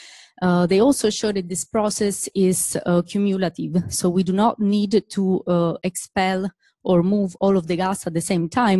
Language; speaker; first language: English; non-native, fluent; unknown